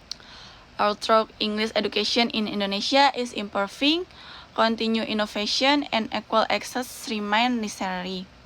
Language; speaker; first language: English; non-native, learner; Indonesian